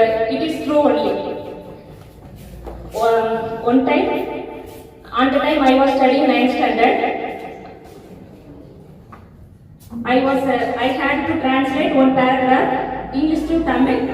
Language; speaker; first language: English; non-native, learner; Tamil